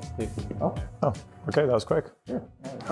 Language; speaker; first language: English; native; English